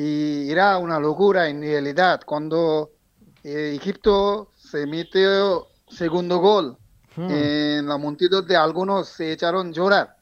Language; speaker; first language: Spanish; non-native, fluent; Bangla